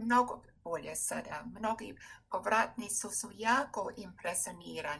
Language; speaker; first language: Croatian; non-native, fluent; English